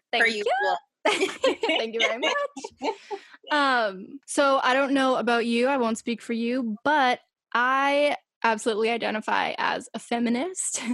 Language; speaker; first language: English; native; English